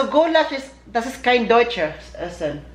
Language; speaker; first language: German; non-native, learner; Filipino